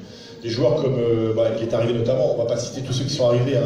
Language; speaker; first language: French; native; French